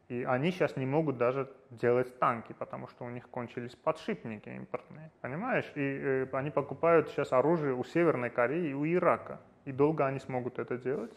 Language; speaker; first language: Russian; non-native, fluent; Armenian